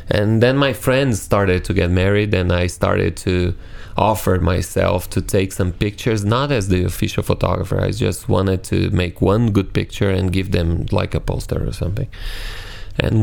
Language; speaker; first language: English; non-native, fluent; Portuguese